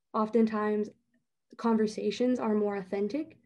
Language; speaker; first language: English; native; English